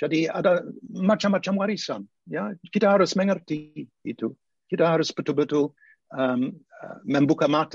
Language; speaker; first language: Indonesian; non-native, fluent; English